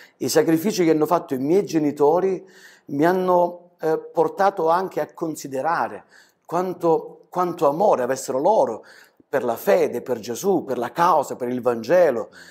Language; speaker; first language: Italian; native; Italian